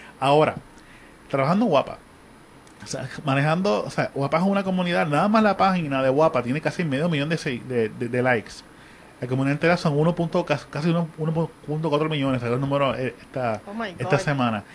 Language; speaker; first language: Spanish; native; Spanish